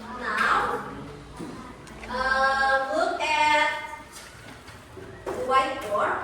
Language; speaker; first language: English; non-native, learner; Indonesian